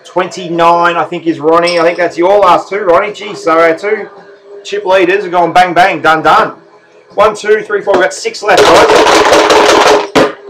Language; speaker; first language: English; native; English